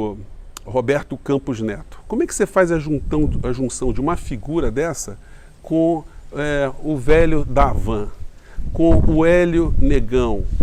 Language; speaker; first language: Portuguese; native; Portuguese